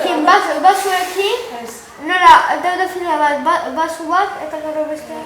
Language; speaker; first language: Basque; non-native, local second language; Spanish